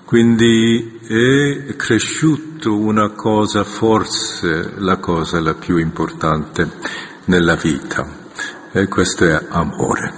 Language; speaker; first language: Italian; non-native, fluent; Korean